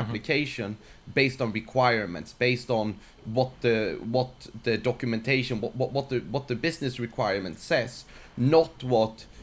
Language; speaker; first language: English; non-native, fluent; Swedish